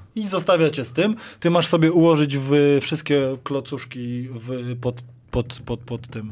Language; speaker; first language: Polish; native; Polish